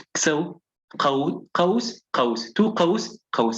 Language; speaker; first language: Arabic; non-native, fluent; English